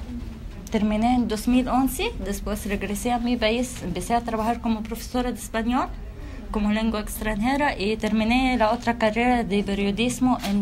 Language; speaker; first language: Spanish; non-native, fluent; Arabic